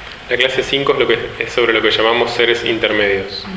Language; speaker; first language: Spanish; native; Spanish